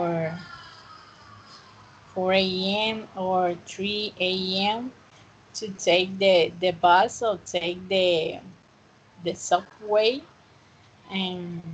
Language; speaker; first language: English; non-native, fluent; Spanish